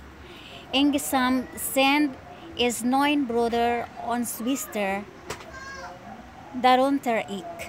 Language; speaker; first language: German; non-native, learner; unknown